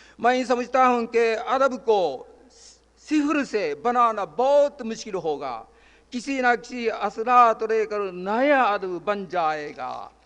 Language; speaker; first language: Urdu; non-native, fluent; Japanese